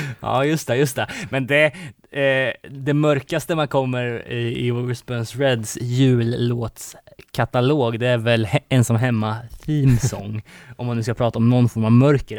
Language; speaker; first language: Swedish; native; Swedish